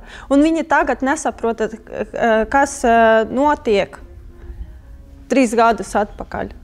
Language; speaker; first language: Latvian; non-native, learner; Ukrainian